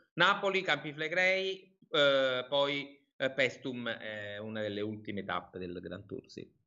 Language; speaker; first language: Italian; native; Italian